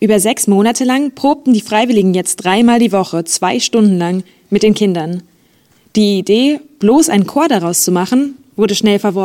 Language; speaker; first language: German; native; German